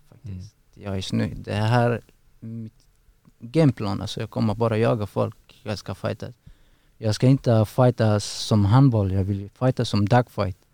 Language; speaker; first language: Swedish; non-native, learner; Persian